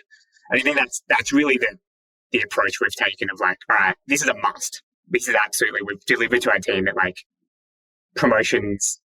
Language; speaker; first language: English; native; English